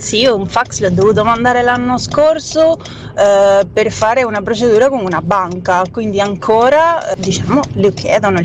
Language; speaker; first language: Italian; native; Italian